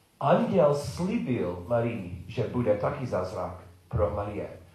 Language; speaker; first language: Czech; non-native, learner; English